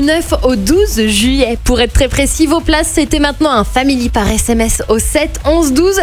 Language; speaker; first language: French; native; French